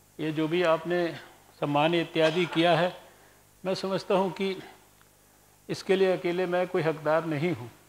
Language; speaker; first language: Hindi; native; Hindi